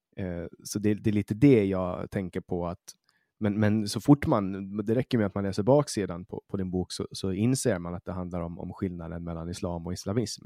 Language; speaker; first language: Swedish; native; Swedish